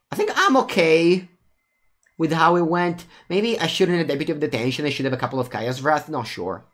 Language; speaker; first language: English; non-native, fluent; Italian